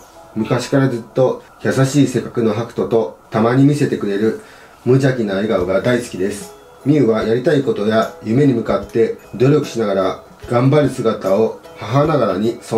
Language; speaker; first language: Japanese; native; Japanese